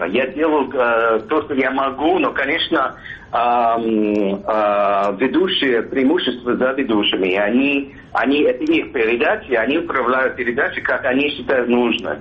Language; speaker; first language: Russian; non-native, fluent; English